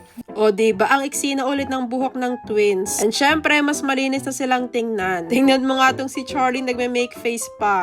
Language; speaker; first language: Filipino; native; Filipino